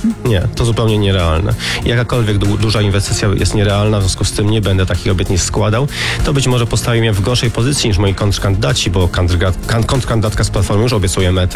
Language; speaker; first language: Polish; native; Polish